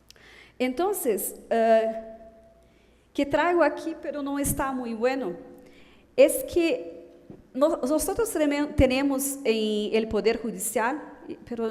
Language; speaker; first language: Spanish; non-native, fluent; Portuguese